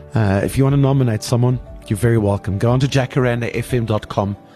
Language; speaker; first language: English; non-native, local second language; Afrikaans